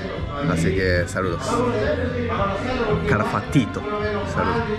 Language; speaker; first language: Spanish; non-native, learner; Japanese